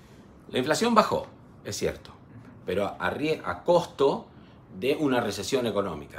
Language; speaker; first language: Spanish; native; Spanish